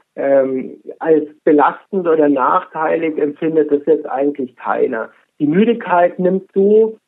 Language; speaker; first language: German; native; German